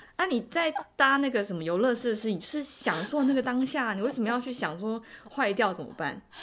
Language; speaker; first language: Chinese; native; Chinese